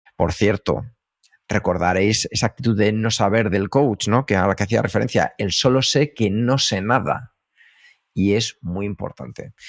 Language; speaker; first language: Spanish; native; Spanish